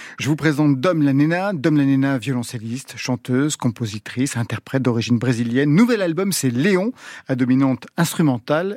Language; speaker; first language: French; native; French